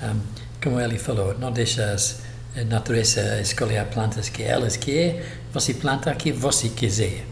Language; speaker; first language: Portuguese; non-native, fluent; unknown